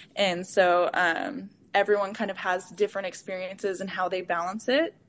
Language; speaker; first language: English; native; English